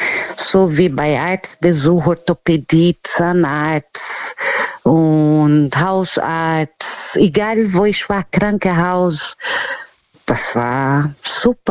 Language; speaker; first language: German; non-native, learner; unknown